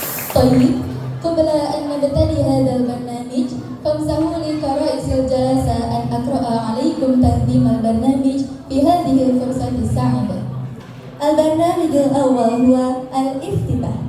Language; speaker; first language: Arabic; non-native, learner; Indonesian